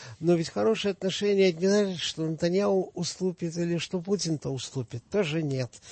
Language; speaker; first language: Russian; native; Russian